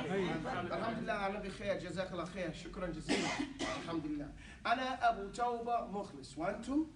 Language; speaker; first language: Arabic; non-native, fluent; English